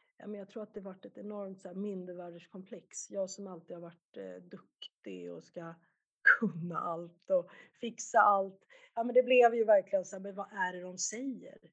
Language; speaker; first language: Swedish; early bilingual, other home language; Arabic